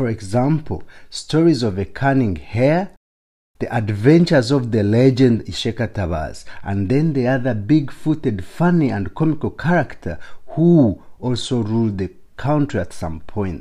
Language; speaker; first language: English; non-native, local second language; Nyankole